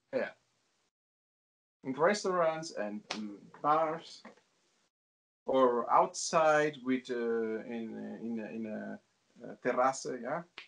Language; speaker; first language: English; non-native, learner; Italian